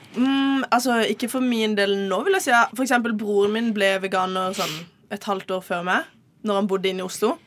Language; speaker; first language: Norwegian; native; Norwegian